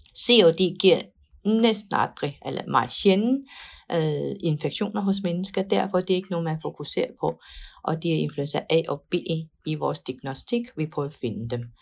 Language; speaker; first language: Danish; non-native, fluent; Chinese